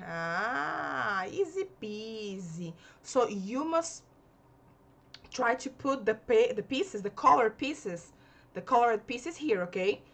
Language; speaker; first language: English; non-native, fluent; Portuguese